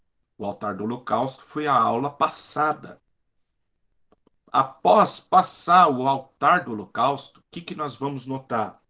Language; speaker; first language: Portuguese; native; Portuguese